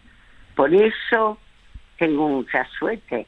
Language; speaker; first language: Spanish; early bilingual, other home language; French